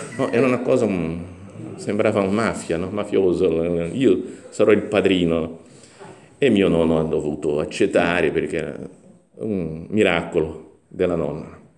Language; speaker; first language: Italian; non-native, fluent; Portuguese